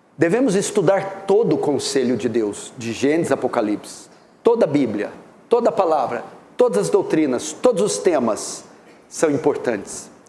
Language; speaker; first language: Portuguese; native; Portuguese